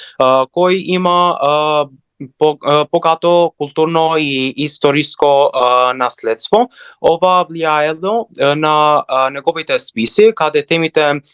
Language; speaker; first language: Macedonian; non-native, local second language; Albanian